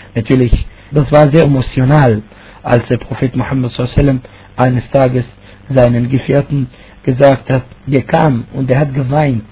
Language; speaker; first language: German; non-native, fluent; Arabic